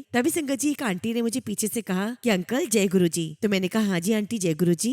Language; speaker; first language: Hindi; native; Hindi